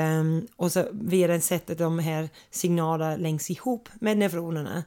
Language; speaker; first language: Swedish; non-native, fluent; English